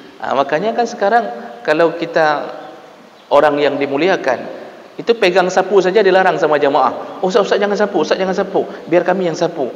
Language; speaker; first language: Malay; non-native, local second language; Achinese